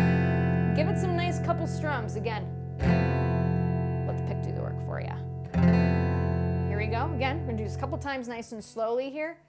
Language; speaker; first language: English; native; English